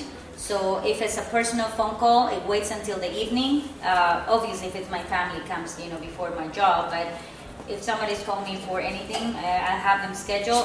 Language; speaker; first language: English; non-native, fluent; Spanish